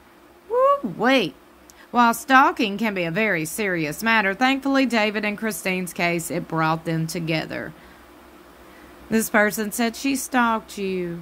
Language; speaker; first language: English; native; English